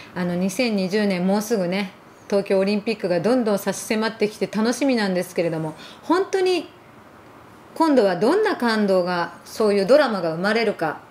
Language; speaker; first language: Japanese; early bilingual, other home language; Arabic